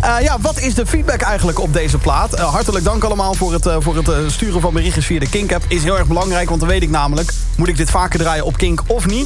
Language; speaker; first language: Dutch; native; Dutch